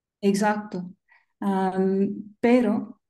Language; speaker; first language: Spanish; non-native, learner; English